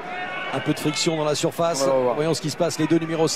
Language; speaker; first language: French; native; French